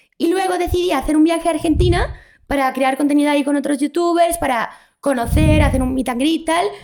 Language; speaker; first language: Spanish; early bilingual, other home language; Polish